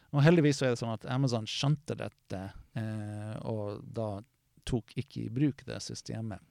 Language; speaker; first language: Norwegian; non-native, fluent; English